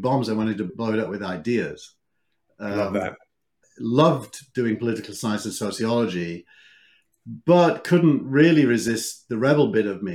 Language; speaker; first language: English; native; English